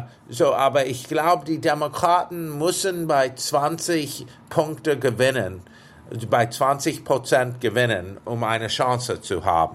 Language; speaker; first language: German; non-native, fluent; English